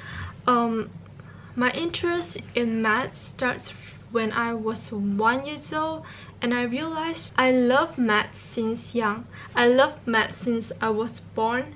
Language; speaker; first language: English; non-native, local second language; Chinese